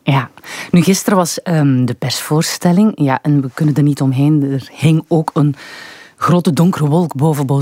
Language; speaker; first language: Dutch; native; Dutch